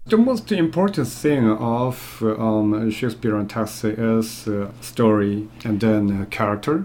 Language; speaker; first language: English; non-native, fluent; Korean